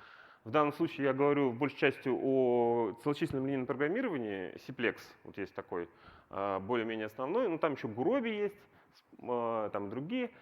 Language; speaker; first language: Russian; native; Russian